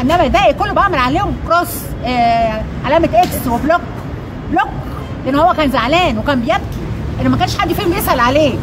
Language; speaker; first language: Arabic; native; Arabic